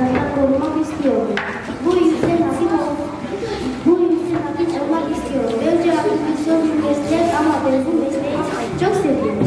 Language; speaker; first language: Turkish; non-native, learner; Kurdish